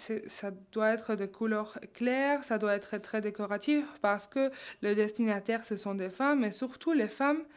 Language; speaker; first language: French; non-native, fluent; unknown